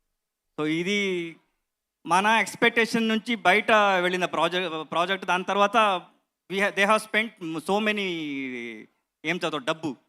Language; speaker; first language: Telugu; non-native, learner; Kannada